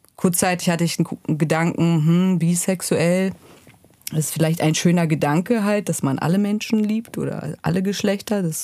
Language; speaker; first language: German; early bilingual, other home language; Russian